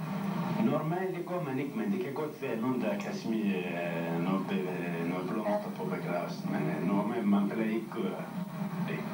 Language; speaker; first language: Danish; non-native, learner; Turkish